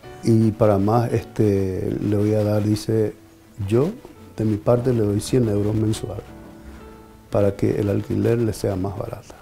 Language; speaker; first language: Spanish; native; Spanish